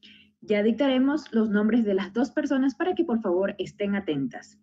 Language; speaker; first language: Spanish; native; Spanish